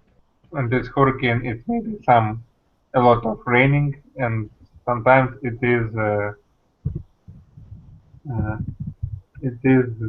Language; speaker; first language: English; non-native, learner; Russian